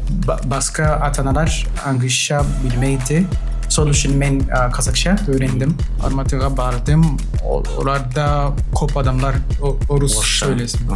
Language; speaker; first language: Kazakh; non-native, learner; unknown